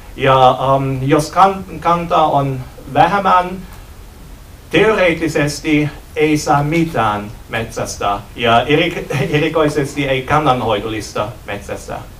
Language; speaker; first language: Finnish; non-native, learner; German